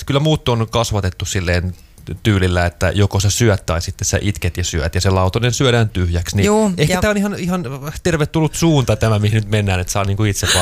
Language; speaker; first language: Finnish; native; Finnish